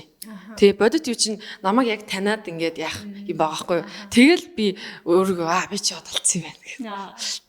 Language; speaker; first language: Mongolian; native; Mongolian